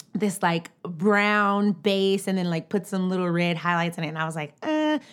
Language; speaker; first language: English; native; English